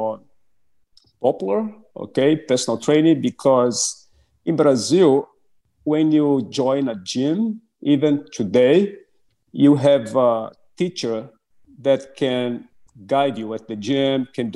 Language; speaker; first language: English; non-native, fluent; Portuguese